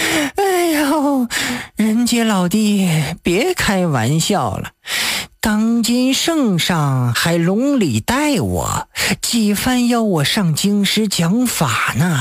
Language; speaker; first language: Chinese; native; Chinese